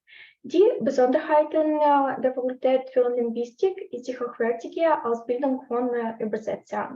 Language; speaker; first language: German; non-native, learner; Ukrainian